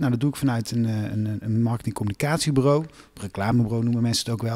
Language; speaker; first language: Dutch; native; Dutch